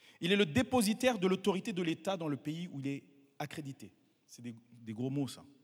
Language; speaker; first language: French; non-native, local second language; Kinyarwanda